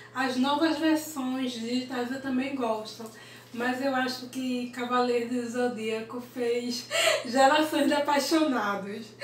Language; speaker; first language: Portuguese; early bilingual, other home language; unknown